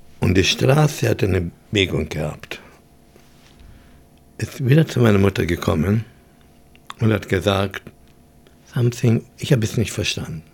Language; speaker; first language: German; early bilingual, heritage; German